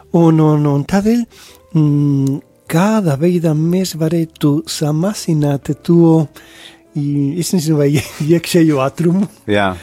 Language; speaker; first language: Latvian; non-native, fluent; Spanish